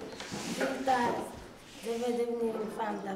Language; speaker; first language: French; non-native, local second language; Fula